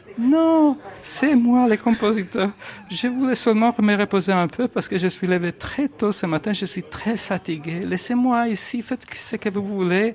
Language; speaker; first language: French; non-native, fluent; Italian